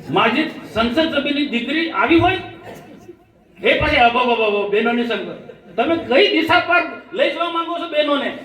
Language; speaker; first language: Gujarati; non-native, local second language; Vasavi